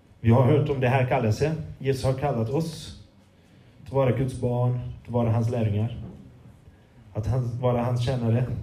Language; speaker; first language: Swedish; non-native, fluent; Portuguese